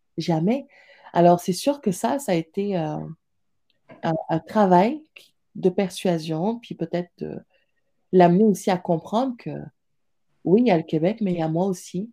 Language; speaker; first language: French; non-native, local second language; Wolof